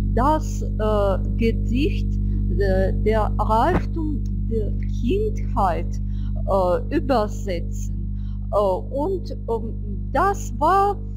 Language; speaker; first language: German; non-native, learner; Russian